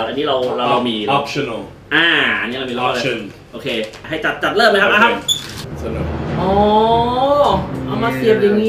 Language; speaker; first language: Thai; native; Thai